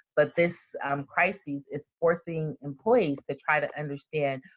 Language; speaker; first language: English; native; English